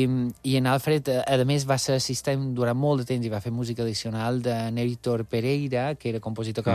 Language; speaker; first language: Catalan; native; Catalan